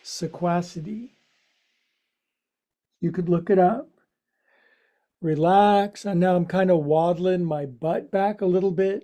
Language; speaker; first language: English; native; English